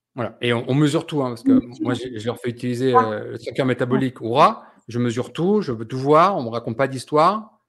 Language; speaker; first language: French; native; French